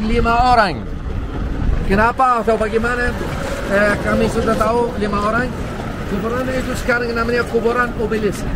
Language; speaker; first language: Indonesian; non-native, learner; Arabic